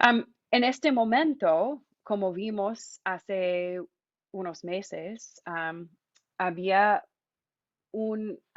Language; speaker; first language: Spanish; non-native, fluent; English